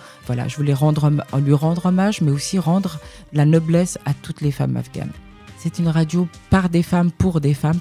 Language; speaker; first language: French; early bilingual, other home language; Persian